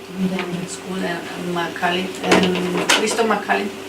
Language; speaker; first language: English; non-native, learner; Spanish